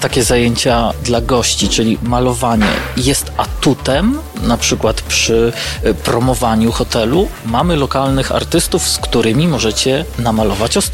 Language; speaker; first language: Polish; native; Polish